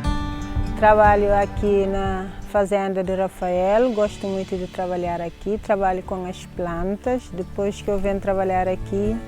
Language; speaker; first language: Portuguese; non-native, local second language; Kabuverdianu